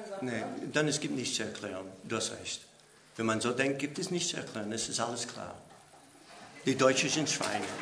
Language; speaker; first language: German; non-native, fluent; English